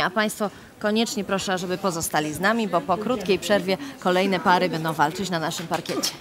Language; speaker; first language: Polish; native; Polish